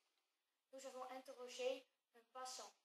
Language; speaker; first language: French; non-native, learner; Dutch